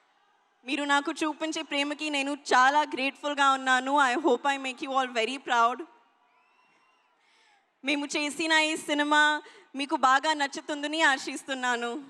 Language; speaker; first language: Telugu; non-native, learner; Hindi